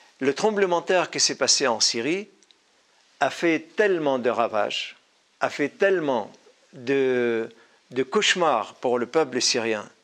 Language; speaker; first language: French; non-native, fluent; Arabic